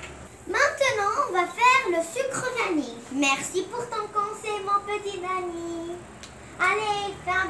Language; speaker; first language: French; non-native, local second language; Arabic